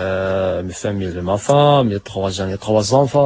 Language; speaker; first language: French; non-native, learner; Arabic